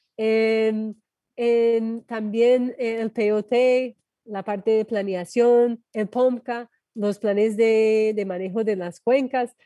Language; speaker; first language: Spanish; non-native, fluent; English